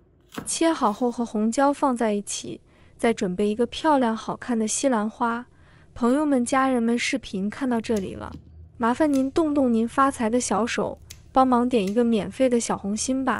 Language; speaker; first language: Chinese; native; Chinese